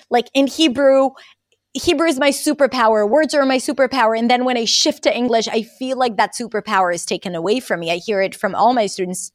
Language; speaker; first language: English; non-native, fluent; Hebrew